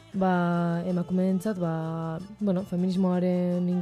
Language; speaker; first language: Basque; non-native, local second language; Spanish